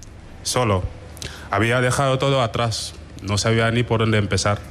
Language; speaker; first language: Spanish; non-native, fluent; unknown